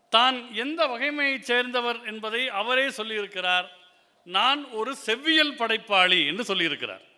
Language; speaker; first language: Tamil; native; Tamil